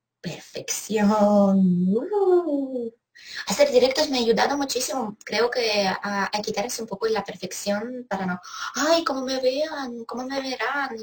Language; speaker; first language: Spanish; non-native, fluent; Ukrainian